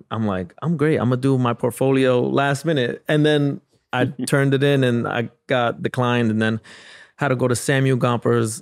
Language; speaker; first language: English; native; English